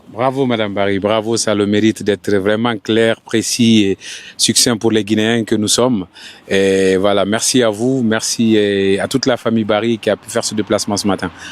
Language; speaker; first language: French; non-native, local second language; Fula